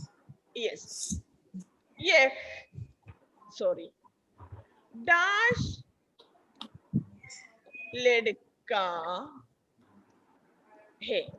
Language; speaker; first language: English; non-native, local second language; Malayalam